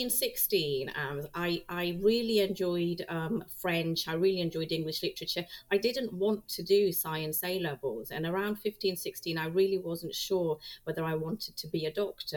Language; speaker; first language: English; native; English